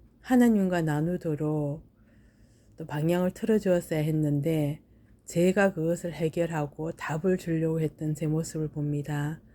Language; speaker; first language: Korean; native; Korean